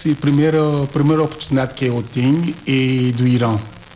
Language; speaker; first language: Portuguese; non-native, learner; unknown